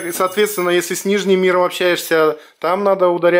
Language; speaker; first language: Russian; native; Russian